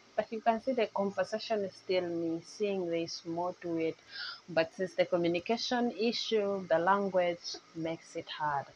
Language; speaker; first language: English; non-native, local second language; Nyankole